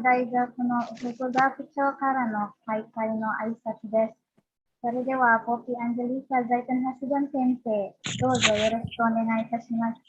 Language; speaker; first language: Japanese; non-native, fluent; Indonesian